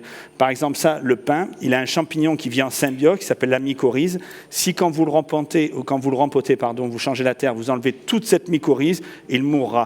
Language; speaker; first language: French; native; French